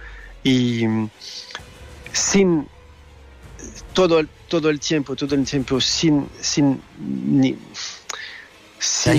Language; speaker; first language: Spanish; non-native, learner; French